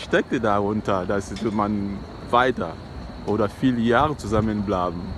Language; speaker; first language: German; non-native, learner; Lingala